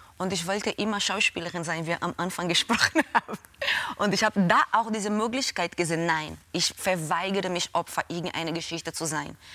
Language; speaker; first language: German; non-native, fluent; Portuguese